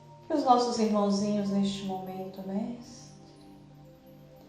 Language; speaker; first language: Portuguese; native; Portuguese